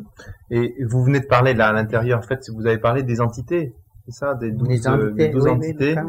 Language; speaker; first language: French; native; French